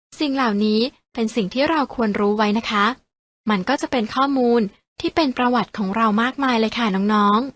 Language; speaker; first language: Thai; native; Thai